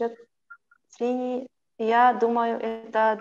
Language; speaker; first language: Russian; non-native, local second language; Kazakh